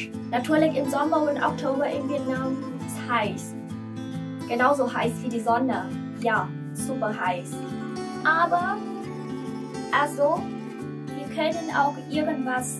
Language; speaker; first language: German; non-native, learner; Vietnamese